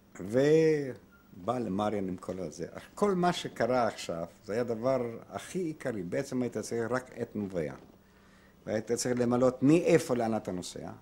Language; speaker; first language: Hebrew; non-native, fluent; Polish